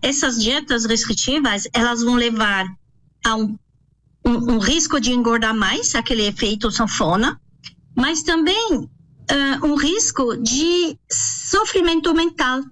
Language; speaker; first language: Portuguese; non-native, fluent; French